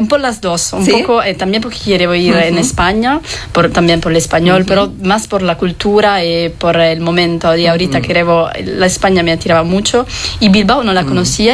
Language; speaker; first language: Spanish; non-native, fluent; Italian